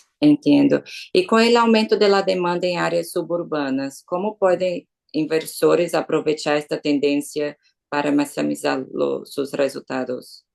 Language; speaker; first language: Portuguese; non-native, learner; Spanish